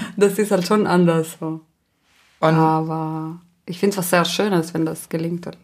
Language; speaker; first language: German; non-native, local second language; Ladin